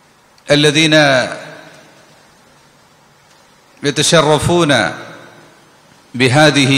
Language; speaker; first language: Arabic; non-native, fluent; Malayalam